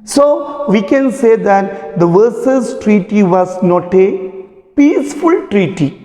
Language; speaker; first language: English; non-native, local second language; Malayalam